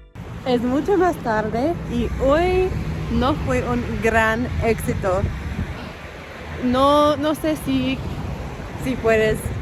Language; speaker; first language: Spanish; non-native, learner; English